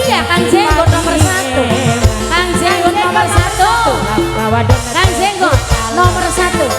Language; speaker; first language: Indonesian; non-native, local second language; Javanese